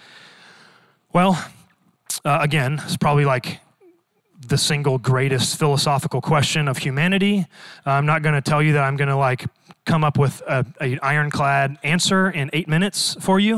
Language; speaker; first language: English; native; English